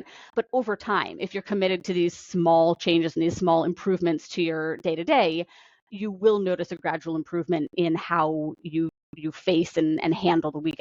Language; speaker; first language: English; native; English